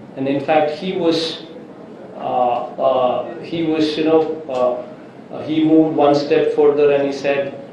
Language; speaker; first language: English; non-native, local second language; Telugu